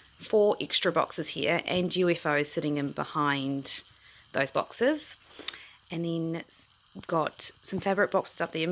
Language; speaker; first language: English; native; English